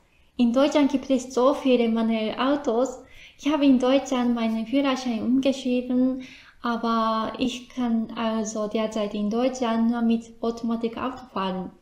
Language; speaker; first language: German; non-native, fluent; Japanese